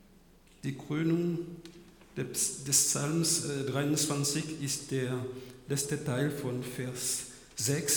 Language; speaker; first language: German; non-native, fluent; French